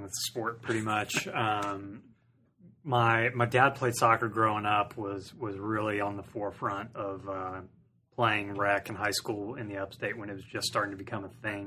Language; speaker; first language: English; native; English